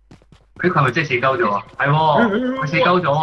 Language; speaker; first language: Chinese; native; Chinese